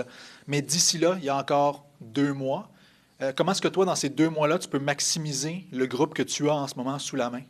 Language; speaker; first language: French; native; French